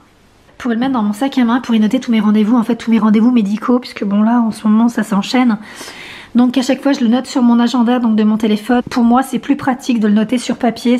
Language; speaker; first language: French; native; French